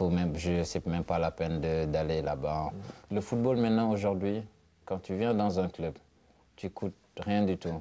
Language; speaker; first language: French; non-native, local second language; Wolof